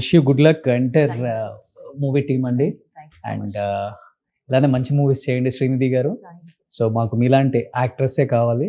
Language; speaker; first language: Telugu; native; Telugu